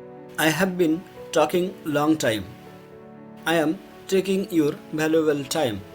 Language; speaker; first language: English; non-native, fluent; Bangla